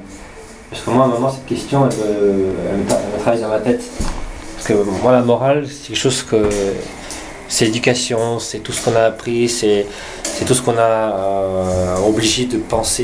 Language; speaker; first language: French; native; French